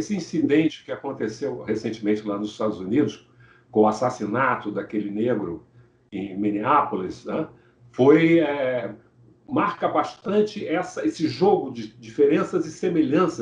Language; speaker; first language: Portuguese; native; Portuguese